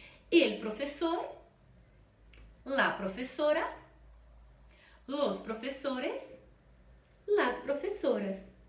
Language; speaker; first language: Spanish; non-native, fluent; Portuguese